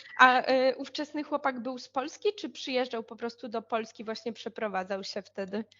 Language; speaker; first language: Polish; native; Polish